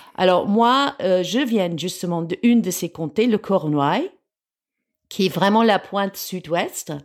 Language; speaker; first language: French; non-native, fluent; English